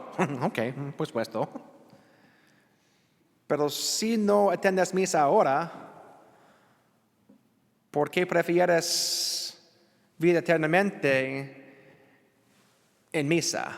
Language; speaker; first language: Spanish; non-native, learner; English